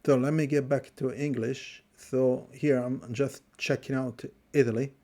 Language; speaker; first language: English; non-native, fluent; Italian